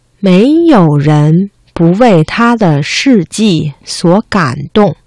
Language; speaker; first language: Chinese; non-native, fluent; Vietnamese